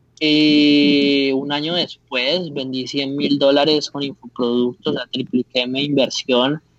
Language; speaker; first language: Spanish; native; Spanish